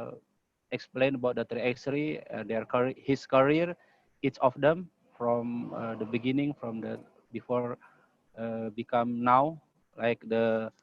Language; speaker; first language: English; non-native, learner; Indonesian